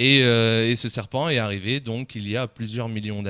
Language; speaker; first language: French; native; French